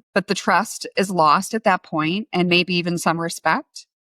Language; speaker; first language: English; native; English